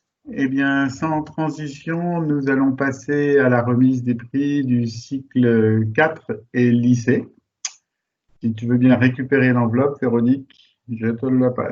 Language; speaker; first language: French; native; French